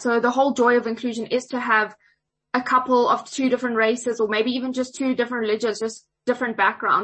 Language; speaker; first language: English; native; English